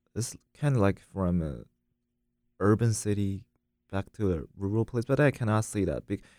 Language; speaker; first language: English; non-native, learner; Chinese